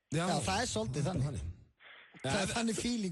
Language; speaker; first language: Icelandic; native; Icelandic